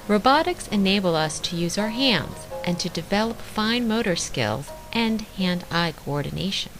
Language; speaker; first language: English; native; English